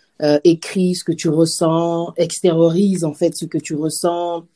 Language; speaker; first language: French; native; French